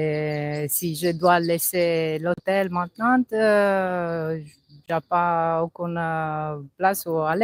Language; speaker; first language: French; non-native, learner; Italian